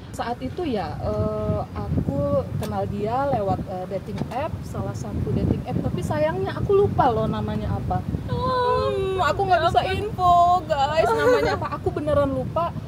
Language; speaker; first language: Indonesian; native; Indonesian